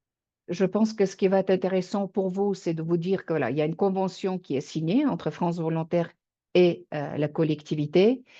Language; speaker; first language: French; native; French